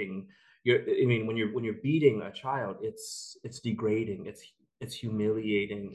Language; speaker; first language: English; native; English